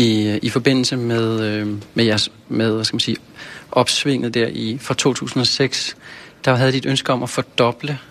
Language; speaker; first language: Danish; native; Danish